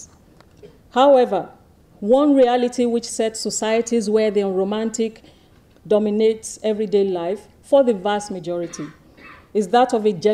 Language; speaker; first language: English; non-native, local second language; Yoruba